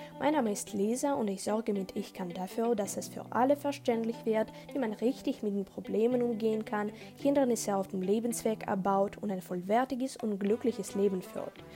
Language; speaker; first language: German; non-native, learner; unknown